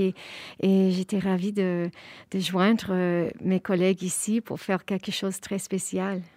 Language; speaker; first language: French; non-native, fluent; English